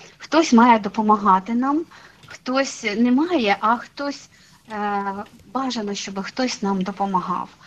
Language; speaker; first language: Ukrainian; non-native, local second language; Russian